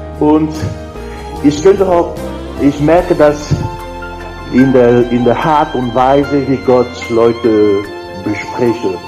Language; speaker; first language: German; non-native, learner; French